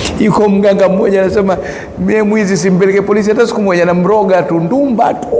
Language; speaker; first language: Swahili; native; Swahili